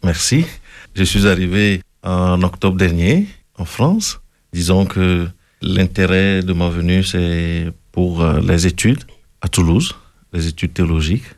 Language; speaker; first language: French; non-native, local second language; Ewe